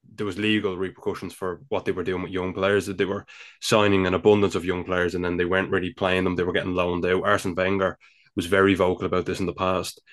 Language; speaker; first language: English; native; English